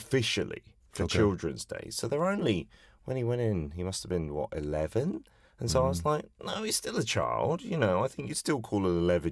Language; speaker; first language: English; native; English